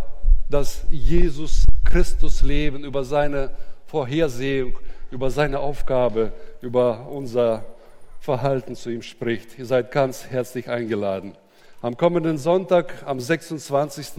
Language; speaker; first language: German; native; German